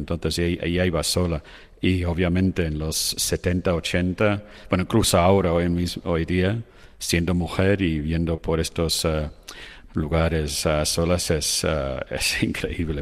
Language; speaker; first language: Spanish; non-native, fluent; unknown